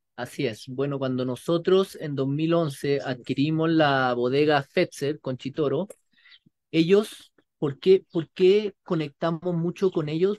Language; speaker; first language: Spanish; native; Spanish